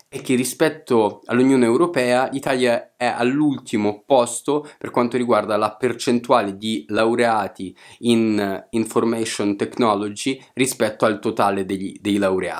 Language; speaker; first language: Italian; native; Italian